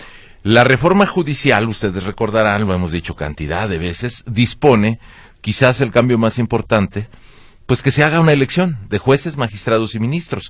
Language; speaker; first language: Spanish; native; Spanish